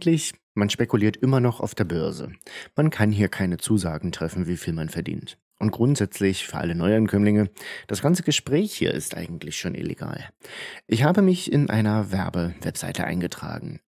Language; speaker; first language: German; native; German